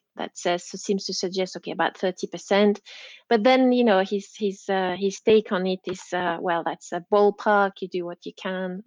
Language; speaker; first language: English; non-native, fluent; French